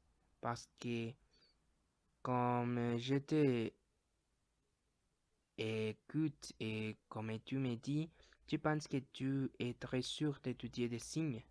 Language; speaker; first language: French; non-native, learner; Spanish